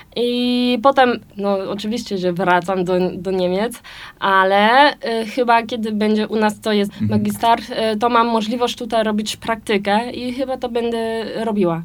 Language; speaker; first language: Polish; non-native, learner; German